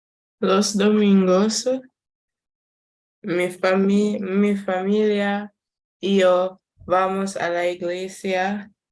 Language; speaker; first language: Spanish; non-native, learner; English